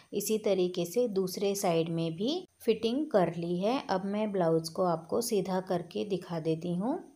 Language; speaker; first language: Hindi; native; Hindi